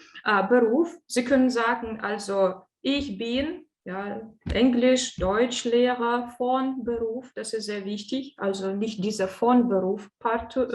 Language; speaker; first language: German; non-native, fluent; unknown